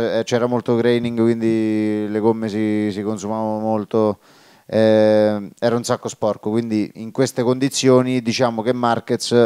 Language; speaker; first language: Italian; native; Italian